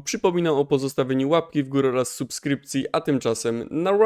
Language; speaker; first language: Polish; native; Polish